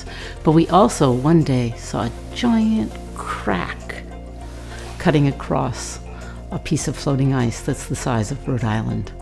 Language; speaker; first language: English; native; English